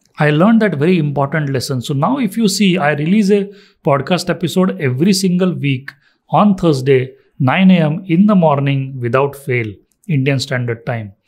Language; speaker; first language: English; non-native, local second language; Marathi